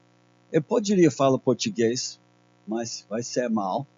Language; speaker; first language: Portuguese; non-native, learner; English